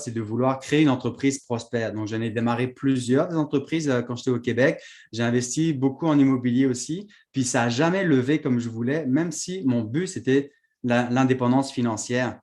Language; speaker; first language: French; native; French